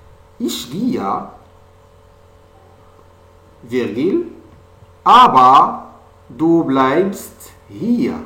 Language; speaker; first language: German; non-native, fluent; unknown